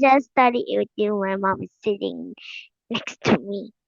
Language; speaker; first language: English; non-native, learner; Vietnamese